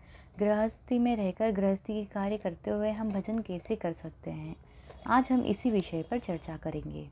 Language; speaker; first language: Hindi; native; Hindi